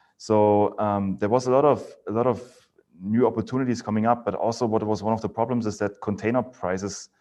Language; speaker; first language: English; non-native, fluent; German